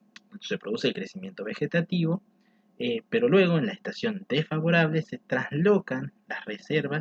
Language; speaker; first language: Spanish; native; Spanish